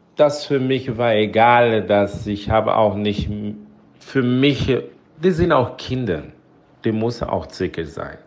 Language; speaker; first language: German; non-native, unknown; Portuguese